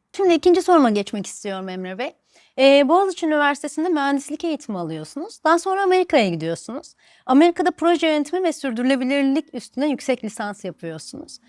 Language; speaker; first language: Turkish; native; Turkish